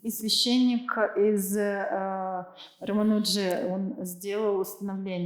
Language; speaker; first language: Russian; native; Russian